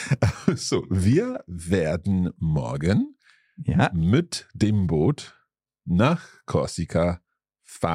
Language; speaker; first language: German; non-native, learner; English